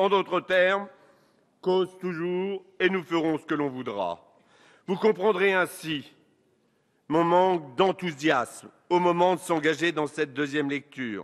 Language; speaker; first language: French; native; French